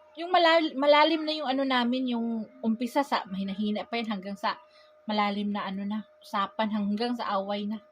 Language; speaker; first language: Filipino; non-native, local second language; Cebuano